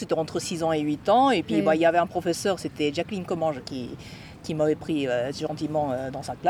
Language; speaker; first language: French; non-native, fluent; Japanese